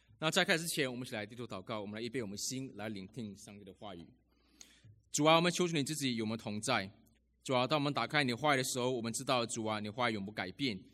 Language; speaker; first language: Chinese; native; Chinese